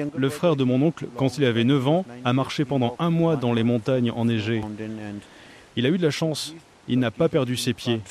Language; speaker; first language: French; non-native, fluent; Chinese